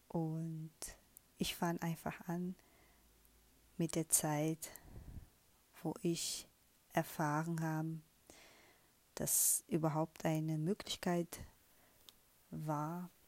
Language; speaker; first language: German; non-native, fluent; Portuguese